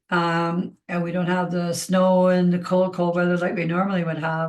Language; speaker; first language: English; native; English